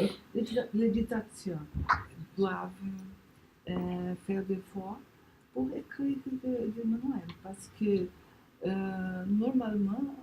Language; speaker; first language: French; non-native, learner; Portuguese